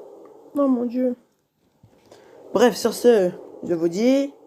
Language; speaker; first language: French; native; French